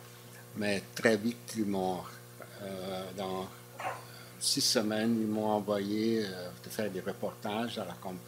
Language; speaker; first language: French; non-native, fluent; Hungarian